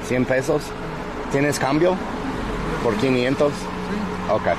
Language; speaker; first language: Spanish; non-native, learner; English